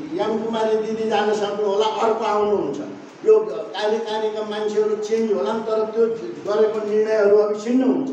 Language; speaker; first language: Nepali; native; Nepali